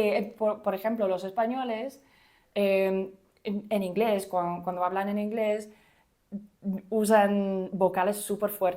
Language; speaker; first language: Spanish; non-native, fluent; English